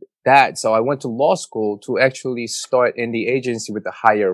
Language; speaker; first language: English; non-native, fluent; Korean